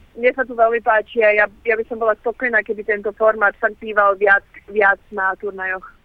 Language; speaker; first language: Slovak; early bilingual, heritage; Slovak